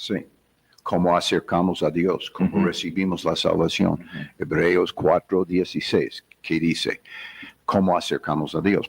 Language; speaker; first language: Spanish; non-native, fluent; English